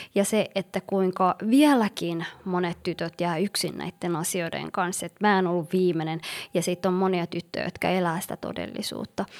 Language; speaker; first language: Finnish; early bilingual, other home language; Somali